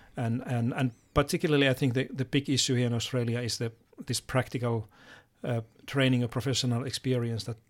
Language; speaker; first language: English; non-native, fluent; Finnish